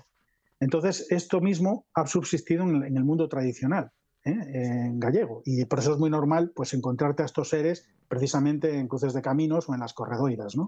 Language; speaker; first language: Spanish; native; Spanish